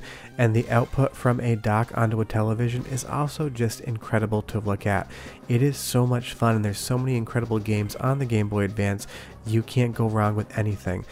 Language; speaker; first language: English; native; English